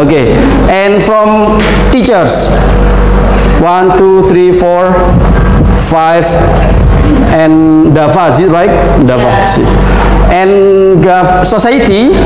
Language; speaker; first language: English; non-native, fluent; Indonesian